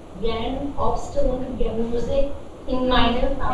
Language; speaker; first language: German; non-native, learner; Hindi